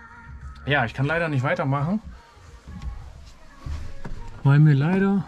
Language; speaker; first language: German; native; German